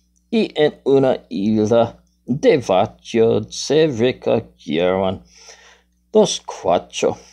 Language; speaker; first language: Spanish; non-native, learner; English